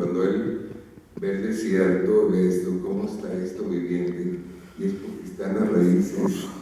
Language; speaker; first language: Spanish; native; Spanish